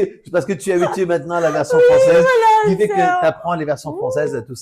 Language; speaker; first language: French; native; French